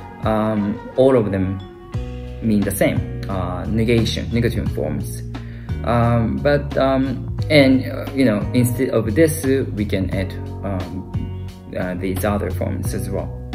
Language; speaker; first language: English; non-native, fluent; Japanese